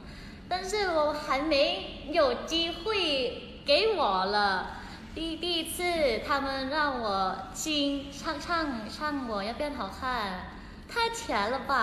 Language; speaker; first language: Chinese; non-native, learner; Thai